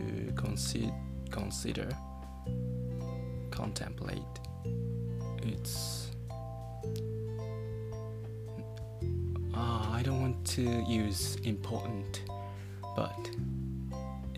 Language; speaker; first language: English; non-native, learner; Japanese